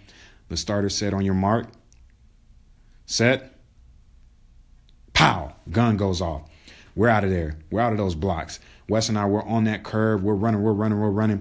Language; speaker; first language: English; native; English